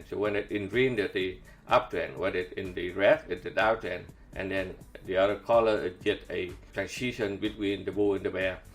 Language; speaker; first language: English; non-native, fluent; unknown